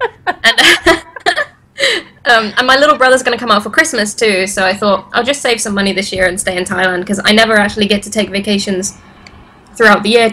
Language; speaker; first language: English; native; English